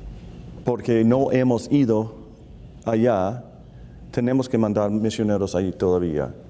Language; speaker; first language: Spanish; non-native, fluent; English